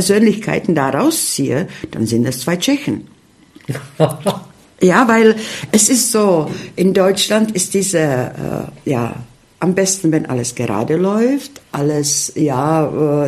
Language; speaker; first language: German; non-native, fluent; Czech